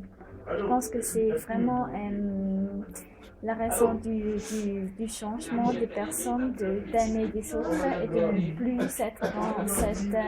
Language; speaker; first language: French; non-native, fluent; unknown